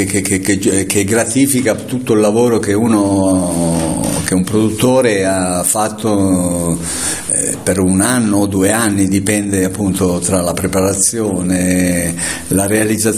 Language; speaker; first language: Italian; native; Italian